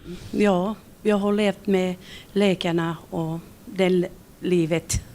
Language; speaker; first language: Swedish; non-native, local second language; Finnish